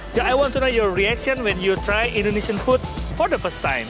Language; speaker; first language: English; non-native, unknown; Indonesian